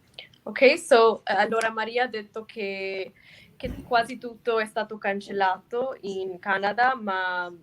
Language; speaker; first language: Italian; non-native, fluent; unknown